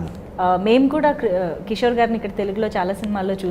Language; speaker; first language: Telugu; native; Telugu